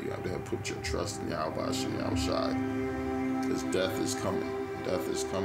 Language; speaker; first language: English; native; English